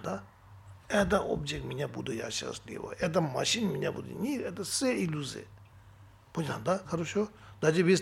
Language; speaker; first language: Russian; non-native, learner; Tibetan